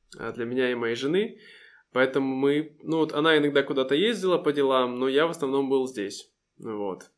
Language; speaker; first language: Russian; native; Russian